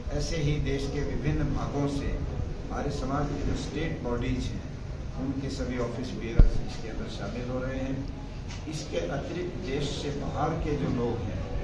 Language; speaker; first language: Hindi; native; Hindi